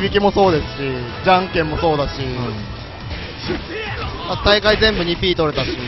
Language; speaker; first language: Japanese; native; Japanese